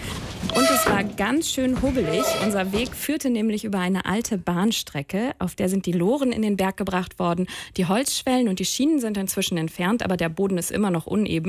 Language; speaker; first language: German; native; German